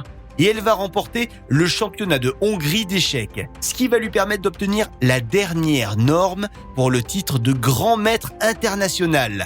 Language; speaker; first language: French; native; French